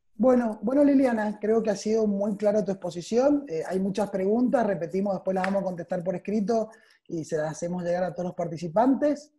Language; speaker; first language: Spanish; native; Spanish